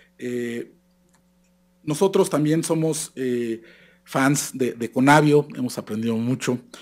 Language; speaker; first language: Spanish; native; Spanish